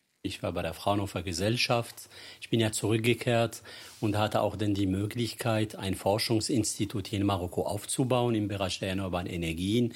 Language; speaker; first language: German; non-native, fluent; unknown